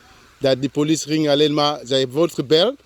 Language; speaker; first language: Dutch; non-native, learner; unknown